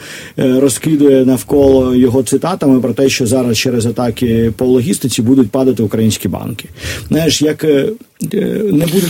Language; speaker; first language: Ukrainian; native; Ukrainian